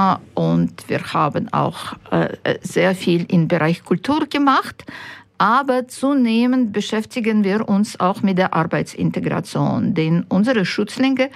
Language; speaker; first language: German; non-native, fluent; Ukrainian